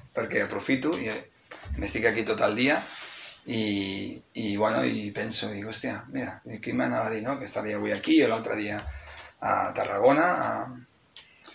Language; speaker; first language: Catalan; non-native, local second language; Spanish